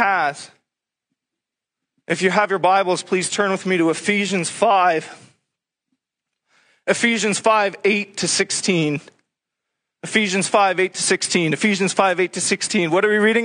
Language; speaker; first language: English; native; English